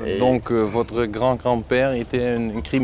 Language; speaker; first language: French; non-native, fluent; Dutch